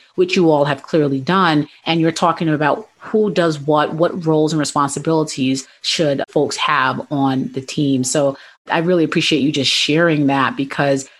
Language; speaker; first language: English; native; English